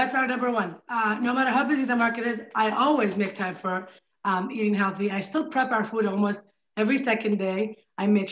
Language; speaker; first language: English; non-native, fluent; Arabic